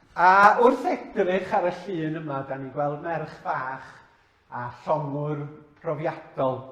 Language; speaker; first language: Welsh; native; Welsh